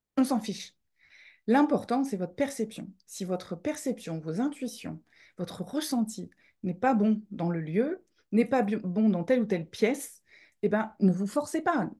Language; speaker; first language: French; native; French